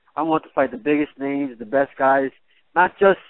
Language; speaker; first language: English; native; English